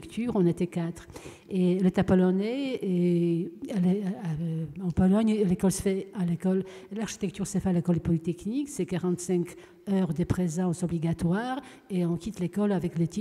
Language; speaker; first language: French; non-native, fluent; Polish